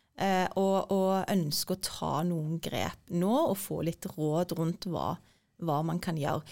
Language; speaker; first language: Norwegian; early bilingual, other home language; Turkish